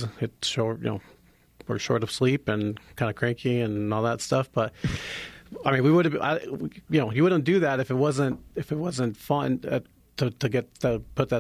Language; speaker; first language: English; native; English